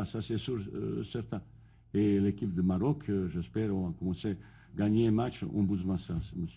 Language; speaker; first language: French; non-native, learner; Bosnian